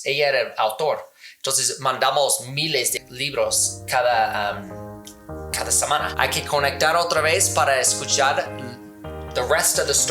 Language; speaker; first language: Spanish; non-native, learner; English